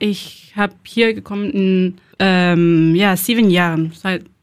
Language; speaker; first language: German; non-native, learner; Spanish